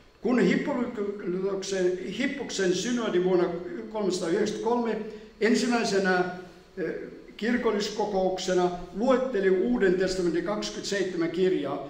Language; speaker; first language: Finnish; native; Finnish